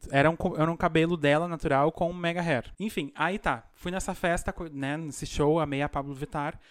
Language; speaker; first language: Portuguese; native; Portuguese